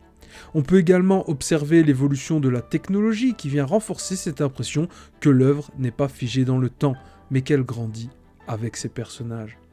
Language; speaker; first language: French; native; French